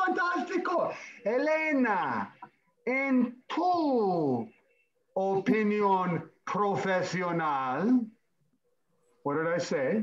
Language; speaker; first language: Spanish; non-native, fluent; English